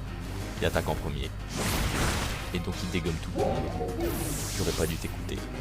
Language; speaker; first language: French; native; French